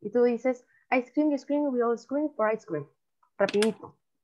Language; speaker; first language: English; non-native, learner; Spanish